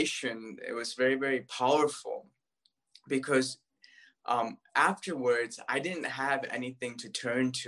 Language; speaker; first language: English; native; English